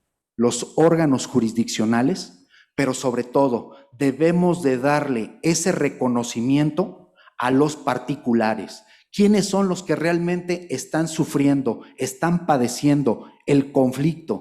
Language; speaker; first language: Spanish; native; Spanish